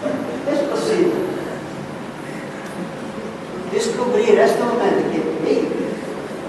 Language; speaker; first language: Spanish; non-native, learner; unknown